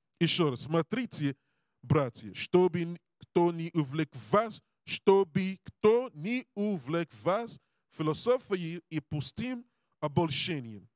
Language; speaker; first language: Russian; non-native, learner; English